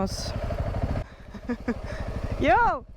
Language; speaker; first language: Spanish; non-native, learner; Dutch